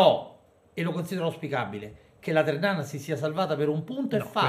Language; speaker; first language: Italian; native; Italian